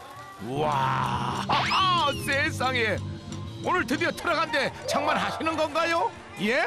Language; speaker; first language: Korean; native; Korean